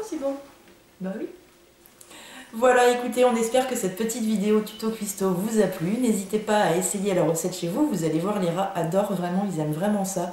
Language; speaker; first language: French; native; French